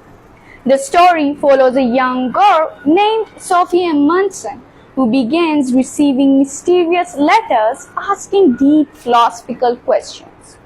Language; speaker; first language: English; non-native, local second language; Baluchi